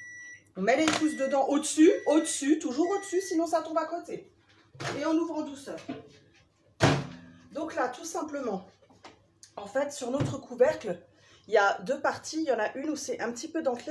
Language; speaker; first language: French; native; French